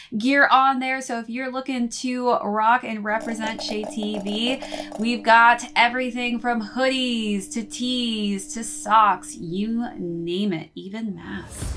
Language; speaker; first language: English; native; English